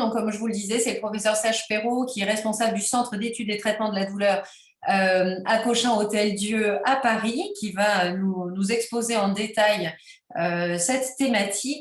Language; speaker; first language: French; native; French